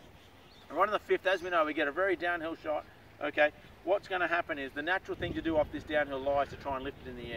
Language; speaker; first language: English; native; English